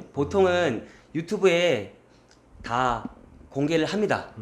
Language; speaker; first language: Korean; early bilingual, heritage; Korean